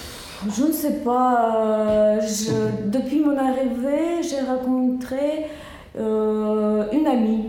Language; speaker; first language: French; non-native, learner; Russian